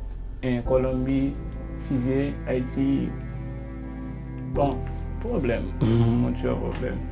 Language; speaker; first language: French; non-native, learner; Haitian Creole